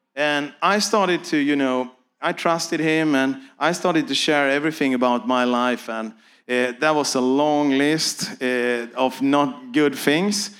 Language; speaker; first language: English; non-native, fluent; Swedish